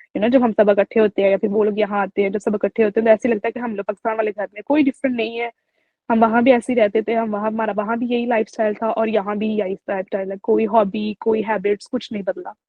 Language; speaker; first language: Urdu; native; Urdu